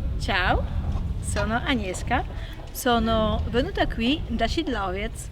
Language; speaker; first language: Italian; non-native, learner; Polish